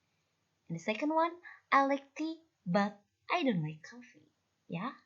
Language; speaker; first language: English; non-native, learner; Indonesian